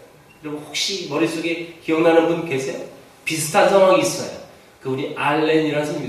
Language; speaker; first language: Korean; native; Korean